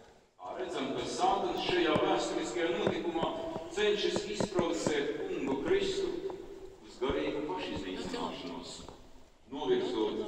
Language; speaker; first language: Latvian; native; Latvian